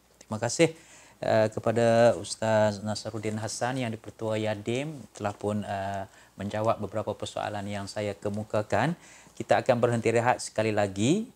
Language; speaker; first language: Malay; native; Malay